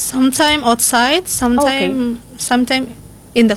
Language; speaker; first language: English; non-native, learner; Indonesian